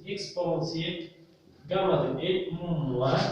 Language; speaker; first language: Arabic; native; Arabic